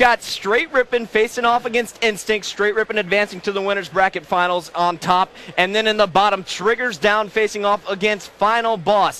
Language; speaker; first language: English; native; English